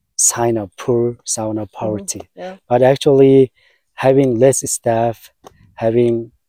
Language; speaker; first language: English; non-native, learner; Mongolian